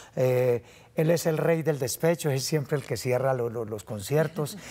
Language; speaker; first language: Spanish; native; Spanish